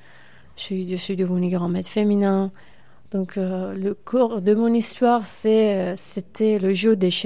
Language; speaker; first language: French; non-native, fluent; Persian